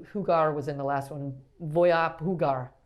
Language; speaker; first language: Spanish; non-native, learner; English